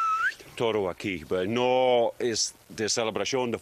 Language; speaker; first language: Portuguese; non-native, learner; Dutch